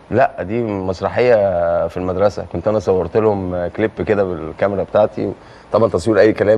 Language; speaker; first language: Arabic; native; Arabic